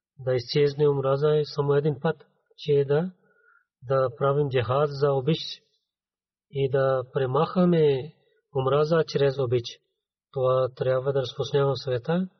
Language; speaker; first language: Bulgarian; non-native, fluent; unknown